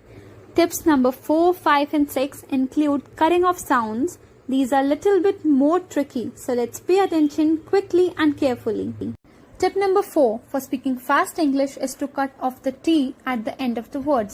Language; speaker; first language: English; non-native, local second language; Hindi